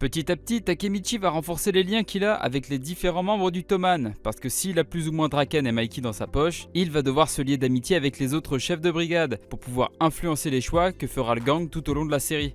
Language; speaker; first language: French; native; French